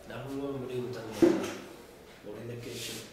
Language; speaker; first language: Hebrew; non-native, learner; English